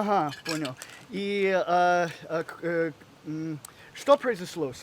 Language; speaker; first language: Russian; non-native, learner; English